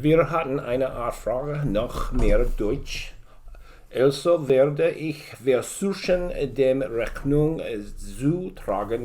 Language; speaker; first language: German; non-native, learner; English